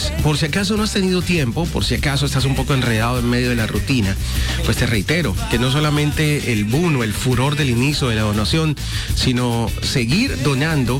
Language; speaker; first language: Spanish; native; Spanish